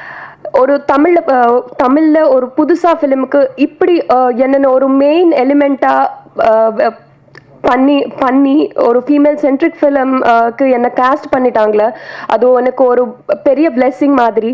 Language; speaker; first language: Tamil; non-native, learner; Telugu